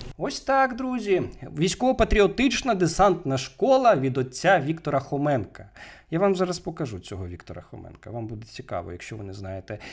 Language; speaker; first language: Ukrainian; native; Ukrainian